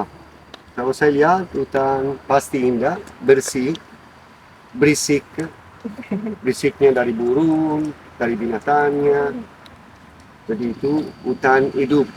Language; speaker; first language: Indonesian; non-native, fluent; Italian